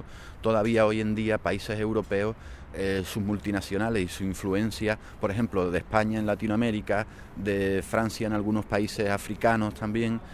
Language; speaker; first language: Spanish; native; Spanish